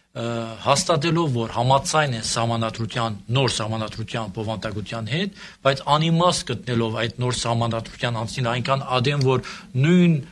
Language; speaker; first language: Armenian; early bilingual, heritage; Armenian